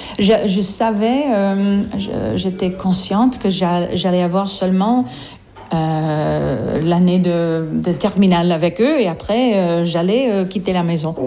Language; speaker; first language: French; non-native, fluent; English